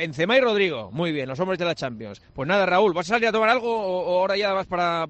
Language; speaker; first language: Spanish; native; Spanish